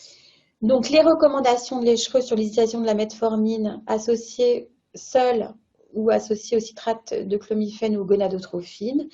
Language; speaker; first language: French; native; French